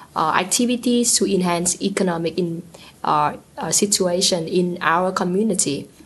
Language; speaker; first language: English; non-native, learner; Vietnamese